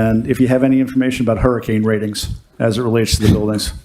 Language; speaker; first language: English; native; English